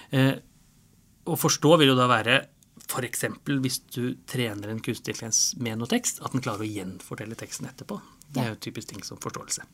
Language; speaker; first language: Norwegian; native; Norwegian